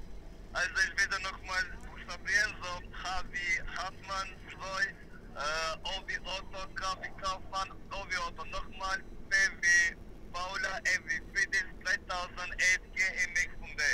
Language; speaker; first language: German; non-native, learner; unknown